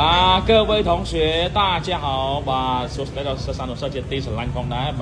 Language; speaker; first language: Chinese; non-native, learner; Khmer